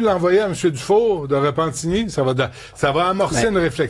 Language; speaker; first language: French; native; French